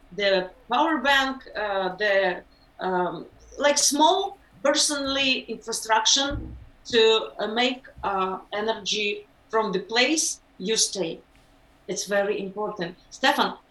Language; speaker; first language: English; non-native, learner; Ukrainian